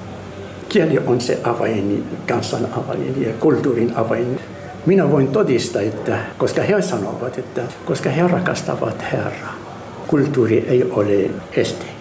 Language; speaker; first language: Finnish; non-native, fluent; Arabic